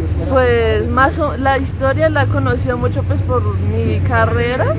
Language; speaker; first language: Spanish; native; Spanish